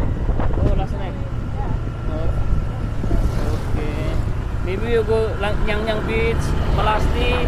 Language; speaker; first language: English; non-native, learner; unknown